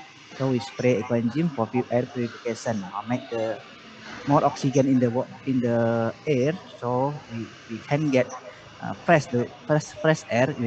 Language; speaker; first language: English; non-native, learner; Indonesian